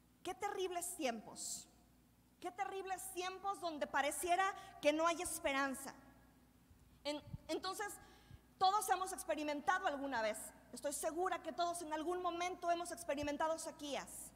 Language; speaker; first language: Spanish; native; Spanish